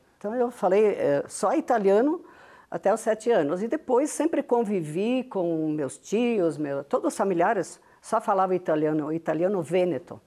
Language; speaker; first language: Portuguese; non-native, local second language; Venetian